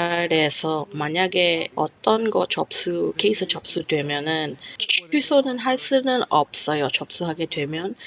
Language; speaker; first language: Korean; non-native, fluent; English